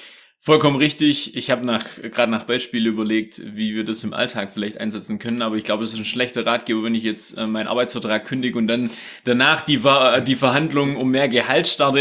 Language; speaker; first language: German; native; German